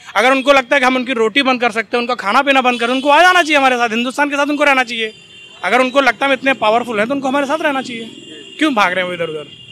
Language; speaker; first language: Hindi; native; Hindi